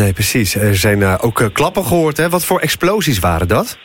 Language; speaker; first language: Dutch; native; Dutch